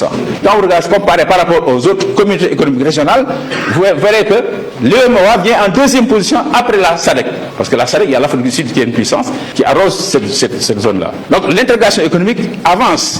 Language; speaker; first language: French; non-native, local second language; Wolof